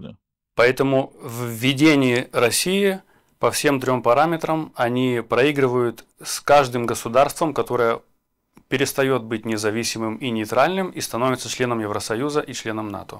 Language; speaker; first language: Russian; native; Russian